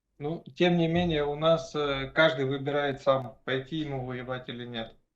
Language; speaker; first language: Russian; native; Russian